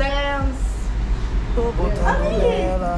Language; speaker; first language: English; non-native, learner; Portuguese